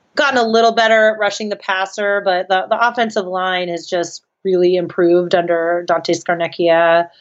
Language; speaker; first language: English; native; English